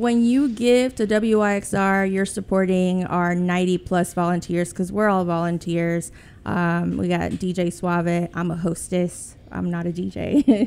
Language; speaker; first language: English; early bilingual, other home language; Spanish